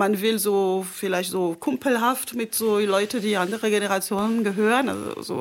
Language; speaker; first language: German; non-native, fluent; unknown